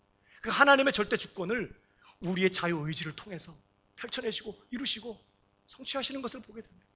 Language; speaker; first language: Korean; native; Korean